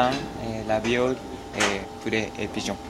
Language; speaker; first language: French; non-native, learner; Japanese